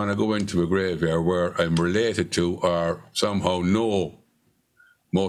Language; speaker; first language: English; native; English